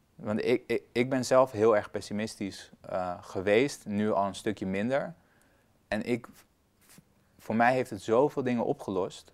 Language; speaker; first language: Dutch; early bilingual, other home language; Persian